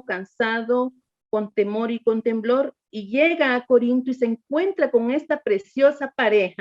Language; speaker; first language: Spanish; native; Spanish